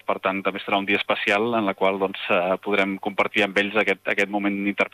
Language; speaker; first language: Catalan; native; Catalan